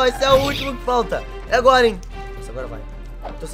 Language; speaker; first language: Portuguese; native; Portuguese